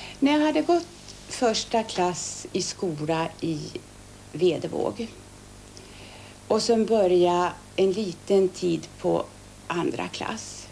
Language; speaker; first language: Swedish; early bilingual, other home language; Finnish